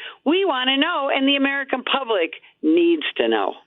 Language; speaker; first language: English; native; English